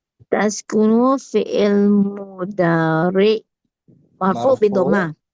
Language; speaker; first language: Arabic; non-native, learner; Indonesian